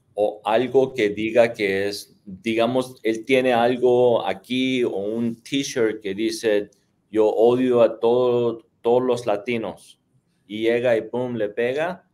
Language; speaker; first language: Spanish; native; Spanish